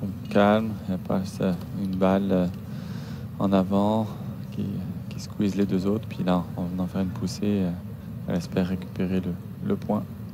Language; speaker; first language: French; native; French